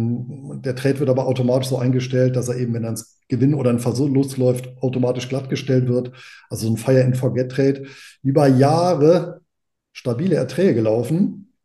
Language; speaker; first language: German; native; German